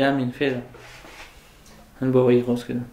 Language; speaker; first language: Danish; non-native, learner; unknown